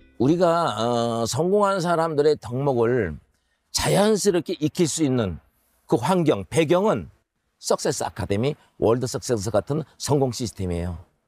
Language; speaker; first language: Korean; native; Korean